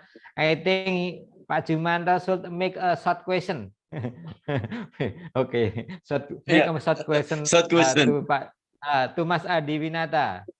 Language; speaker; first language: English; non-native, fluent; Indonesian